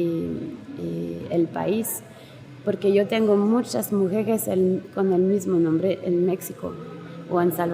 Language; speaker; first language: Spanish; non-native, learner; French